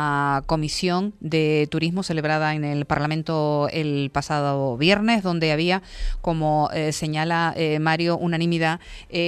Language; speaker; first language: Spanish; native; Spanish